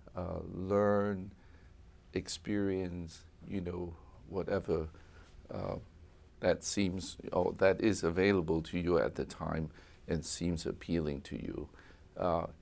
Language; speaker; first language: English; non-native, local second language; Cantonese